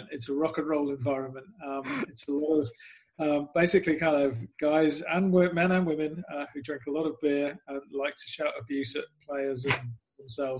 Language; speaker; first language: English; native; English